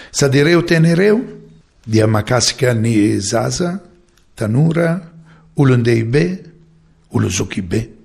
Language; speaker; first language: Malagasy; non-native, fluent; Maltese